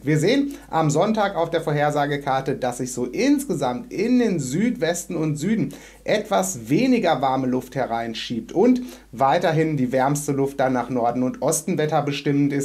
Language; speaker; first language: German; native; German